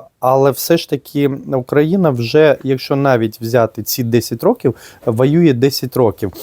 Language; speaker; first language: Ukrainian; non-native, local second language; Russian